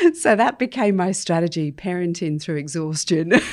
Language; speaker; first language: English; native; English